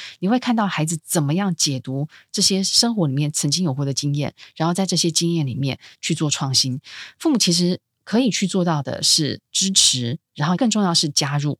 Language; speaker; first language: Chinese; native; Chinese